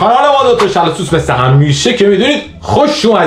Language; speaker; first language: Persian; native; Persian